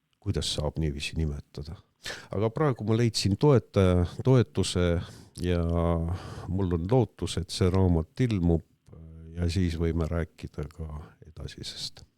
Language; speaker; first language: Estonian; non-native, local second language; Russian